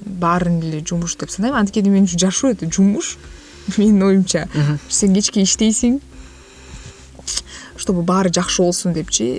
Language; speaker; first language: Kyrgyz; non-native, local second language; Russian